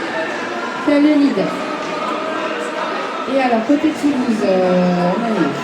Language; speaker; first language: French; native; French